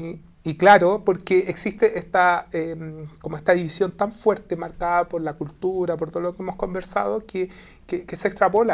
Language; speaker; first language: Spanish; native; Spanish